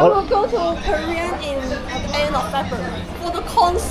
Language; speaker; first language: English; non-native, local second language; Cantonese